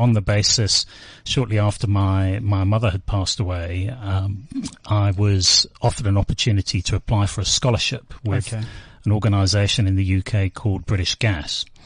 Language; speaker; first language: English; native; English